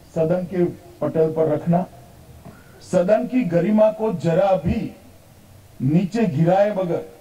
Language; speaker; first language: Hindi; non-native, local second language; Gujarati